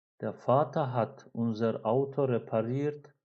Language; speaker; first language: German; non-native, fluent; Turkish